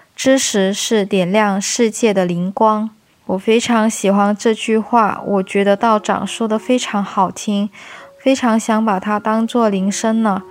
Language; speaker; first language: Chinese; native; Chinese